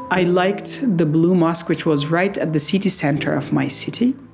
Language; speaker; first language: English; non-native, fluent; Persian